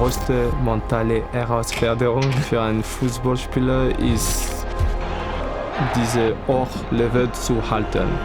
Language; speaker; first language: German; non-native, fluent; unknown